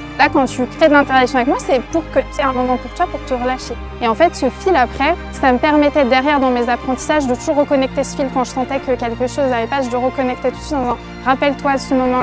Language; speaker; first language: French; native; French